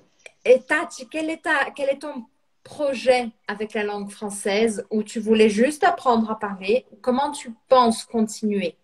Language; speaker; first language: French; non-native, fluent; Portuguese